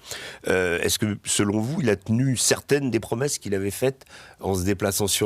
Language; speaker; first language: French; native; French